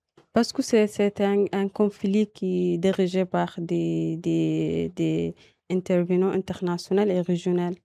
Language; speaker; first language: French; non-native, learner; Arabic